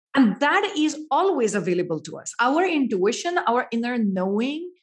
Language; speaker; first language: English; non-native, local second language; Marathi